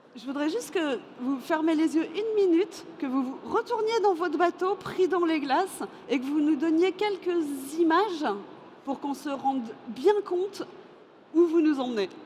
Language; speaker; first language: French; native; French